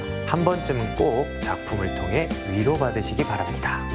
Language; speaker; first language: Korean; native; Korean